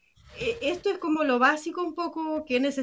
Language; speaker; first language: Spanish; native; Spanish